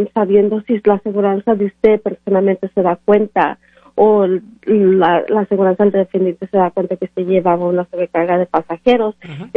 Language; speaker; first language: Spanish; early bilingual, other home language; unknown